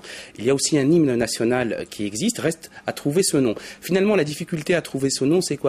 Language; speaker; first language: French; native; French